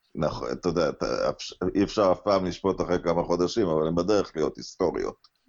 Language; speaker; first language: Hebrew; native; Hebrew